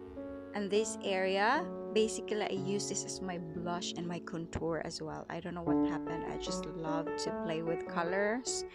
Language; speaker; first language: English; non-native, local second language; Filipino